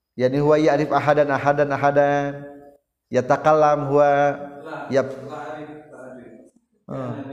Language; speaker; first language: Arabic; non-native, learner; Indonesian